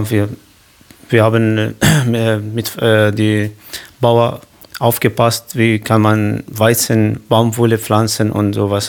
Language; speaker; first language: German; non-native, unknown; Kurdish